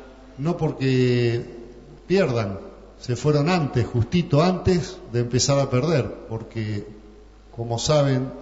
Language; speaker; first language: Spanish; native; Spanish